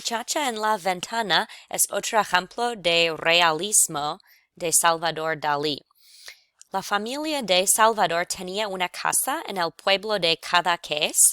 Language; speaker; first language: Spanish; non-native, fluent; English